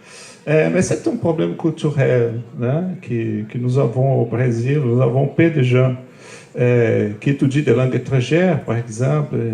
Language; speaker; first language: French; non-native, fluent; Portuguese